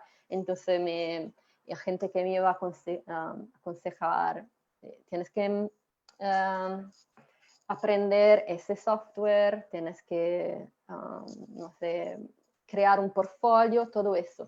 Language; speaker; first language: Spanish; non-native, fluent; Italian